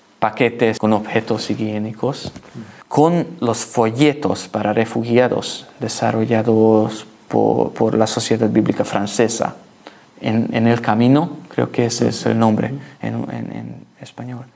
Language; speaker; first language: Spanish; non-native, learner; Hungarian